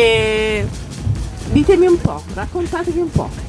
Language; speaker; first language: Italian; native; Italian